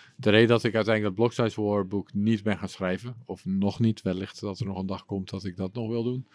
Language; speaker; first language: Dutch; non-native, local second language; English